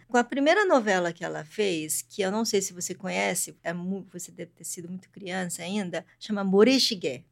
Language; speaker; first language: Portuguese; early bilingual, other home language; Korean